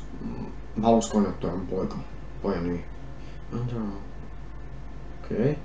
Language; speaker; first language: Finnish; non-native, learner; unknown